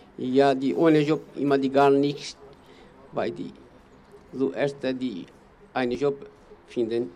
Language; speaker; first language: German; non-native, learner; Kurdish